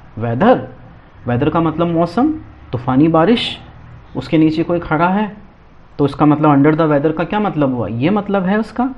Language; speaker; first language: Hindi; native; Hindi